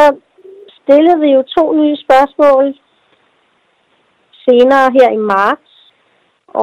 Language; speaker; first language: Danish; native; Danish